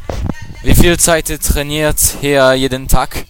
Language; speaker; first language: German; non-native, learner; French